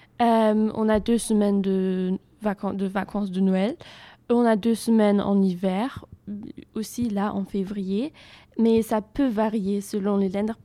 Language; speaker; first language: French; non-native, fluent; German